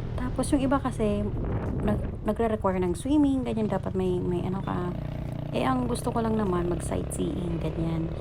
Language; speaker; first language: Filipino; non-native, local second language; Bikol